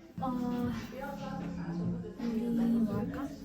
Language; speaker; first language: Korean; non-native, fluent; Turkish